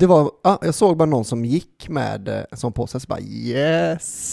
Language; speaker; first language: Swedish; native; Swedish